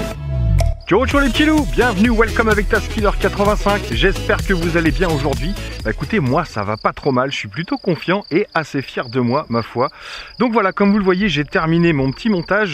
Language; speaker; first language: French; native; French